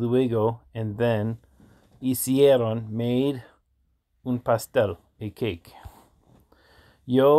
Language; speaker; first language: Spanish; non-native, learner; English